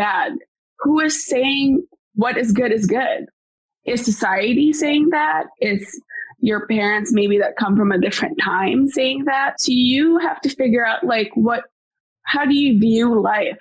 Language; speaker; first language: English; non-native, local second language; Hiligaynon